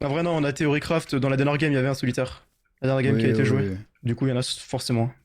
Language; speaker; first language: French; native; French